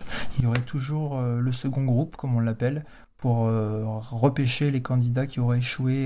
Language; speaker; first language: French; native; French